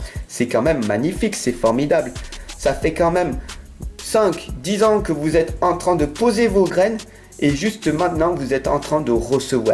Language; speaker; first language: French; native; French